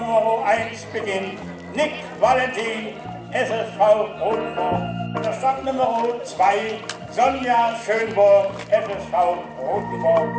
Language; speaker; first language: German; native; German